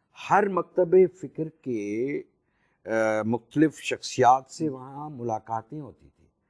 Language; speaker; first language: Urdu; non-native, local second language; Sindhi